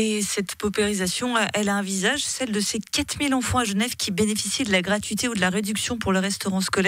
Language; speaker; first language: French; native; French